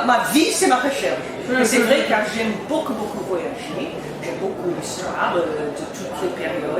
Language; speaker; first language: French; non-native, learner; English